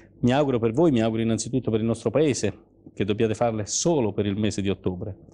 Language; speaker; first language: Italian; native; Italian